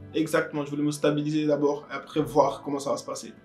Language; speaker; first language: French; early bilingual, other home language; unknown